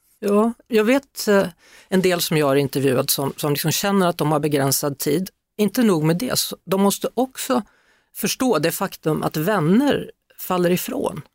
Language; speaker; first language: Swedish; native; Swedish